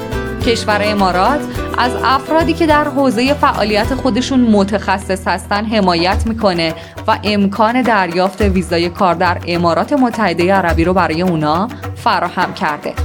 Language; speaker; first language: Persian; native; Persian